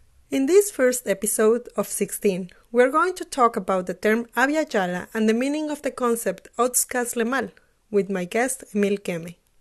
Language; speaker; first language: English; non-native, fluent; Spanish